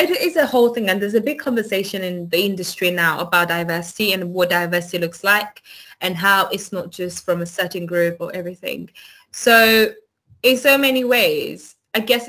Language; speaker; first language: English; non-native, local second language; Yoruba